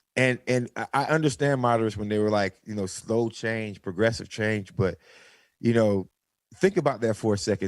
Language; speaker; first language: English; native; English